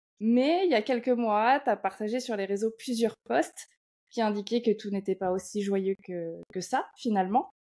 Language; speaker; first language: French; native; French